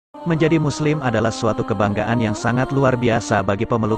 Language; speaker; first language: Indonesian; native; Indonesian